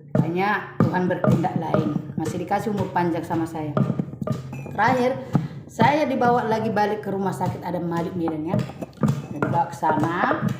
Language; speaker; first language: Indonesian; non-native, local second language; Batak Toba